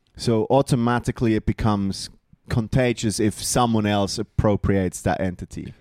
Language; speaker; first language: English; non-native, fluent; Swiss German